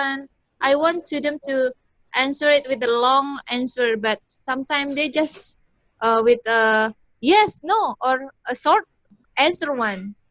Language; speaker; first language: English; non-native, learner; Indonesian